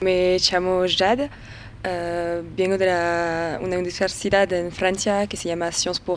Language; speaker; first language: Spanish; non-native, fluent; French